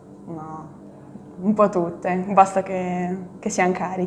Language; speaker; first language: Italian; native; Italian